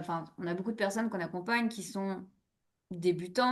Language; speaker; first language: French; native; French